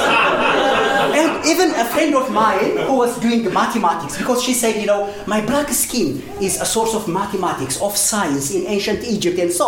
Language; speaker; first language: English; non-native, fluent; Amharic